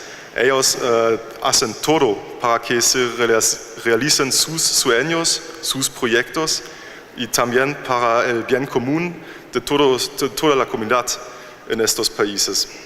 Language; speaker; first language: Spanish; non-native, learner; German